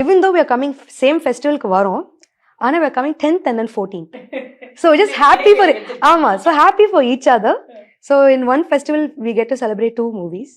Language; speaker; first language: English; non-native, local second language; Tamil